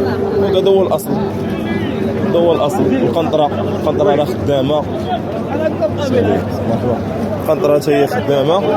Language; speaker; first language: Arabic; native; Arabic